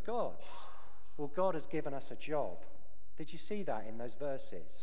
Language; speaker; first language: English; native; English